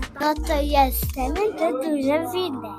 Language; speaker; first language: Polish; early bilingual, heritage; Polish